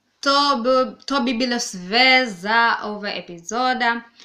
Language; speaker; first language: Serbian; non-native, learner; Swahili